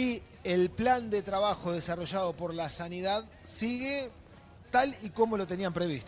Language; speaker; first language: Spanish; native; Spanish